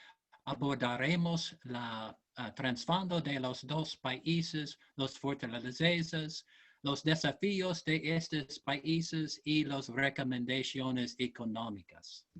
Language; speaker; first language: Spanish; non-native, learner; English